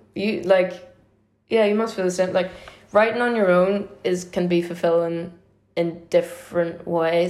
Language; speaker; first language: English; native; English